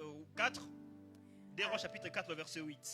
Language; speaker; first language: French; native; French